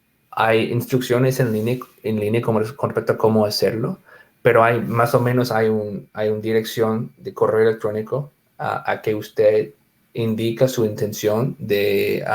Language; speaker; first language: Spanish; non-native, fluent; English